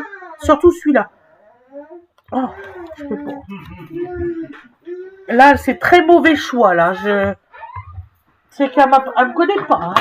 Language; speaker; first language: French; native; French